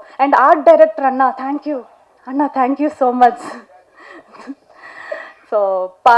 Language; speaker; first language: Tamil; non-native, learner; Kannada